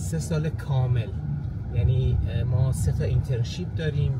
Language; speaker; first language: Persian; native; Persian